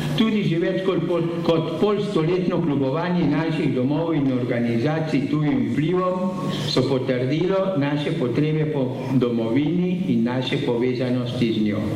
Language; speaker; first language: Slovenian; early bilingual, heritage; Slovenian